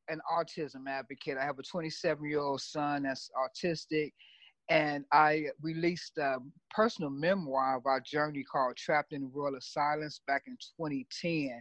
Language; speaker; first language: English; native; English